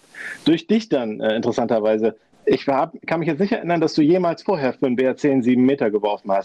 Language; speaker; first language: German; native; German